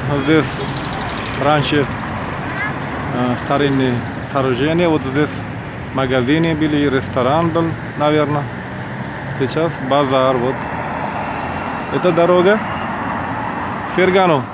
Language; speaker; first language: Russian; non-native, local second language; Uzbek